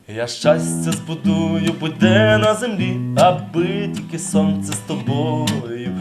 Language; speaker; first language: Ukrainian; native; Ukrainian